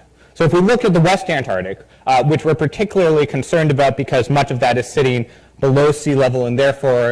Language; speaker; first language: English; native; English